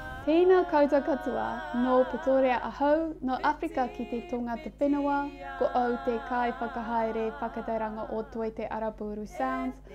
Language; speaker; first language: Māori; non-native, learner; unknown